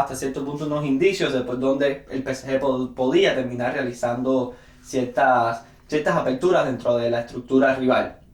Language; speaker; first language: Spanish; native; Spanish